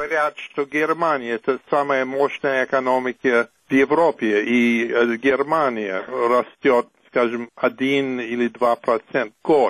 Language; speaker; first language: Russian; non-native, fluent; English